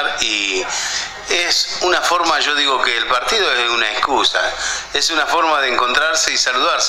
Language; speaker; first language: Spanish; native; Spanish